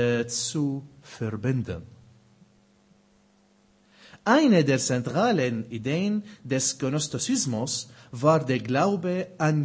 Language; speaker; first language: German; non-native, fluent; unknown